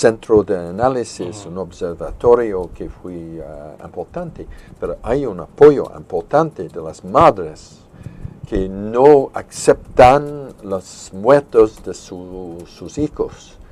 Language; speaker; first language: Spanish; non-native, fluent; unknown